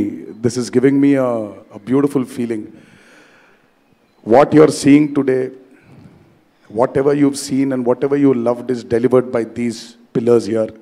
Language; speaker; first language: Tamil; non-native, learner; Telugu